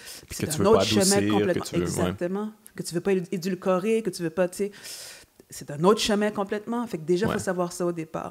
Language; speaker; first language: French; native; French